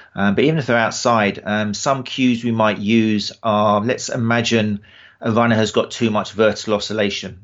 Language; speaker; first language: English; native; English